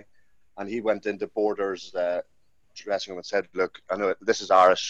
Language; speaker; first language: English; native; English